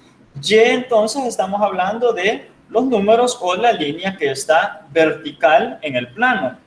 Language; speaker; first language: Spanish; native; Spanish